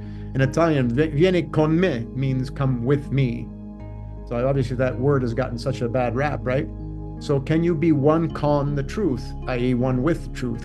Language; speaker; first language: English; native; English